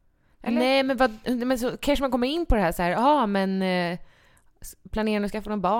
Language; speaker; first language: Swedish; native; Swedish